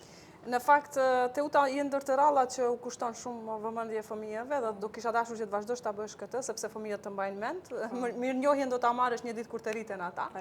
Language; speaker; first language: Albanian; native; Albanian